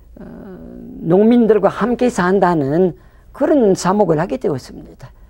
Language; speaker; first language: Korean; non-native, fluent; French